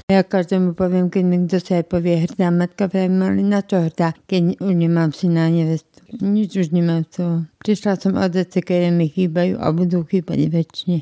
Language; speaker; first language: Slovak; native; Slovak